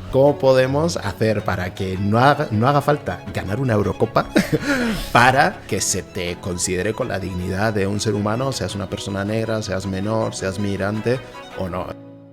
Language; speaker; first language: Spanish; early bilingual, other home language; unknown